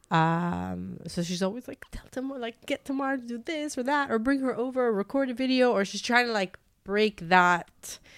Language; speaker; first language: English; native; English